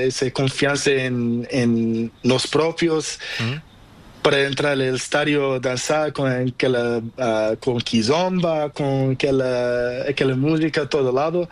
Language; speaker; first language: Spanish; non-native, learner; Portuguese